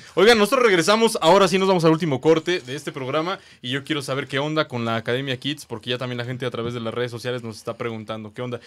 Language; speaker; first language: Spanish; native; Spanish